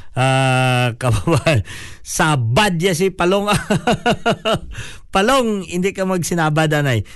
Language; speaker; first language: Filipino; non-native, local second language; Hiligaynon